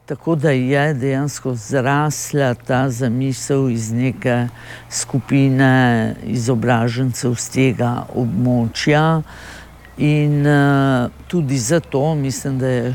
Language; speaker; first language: Slovenian; native; Slovenian